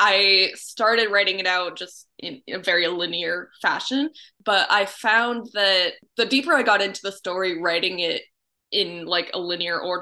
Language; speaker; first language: English; native; English